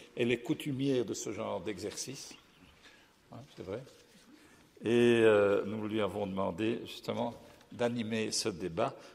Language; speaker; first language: French; native; French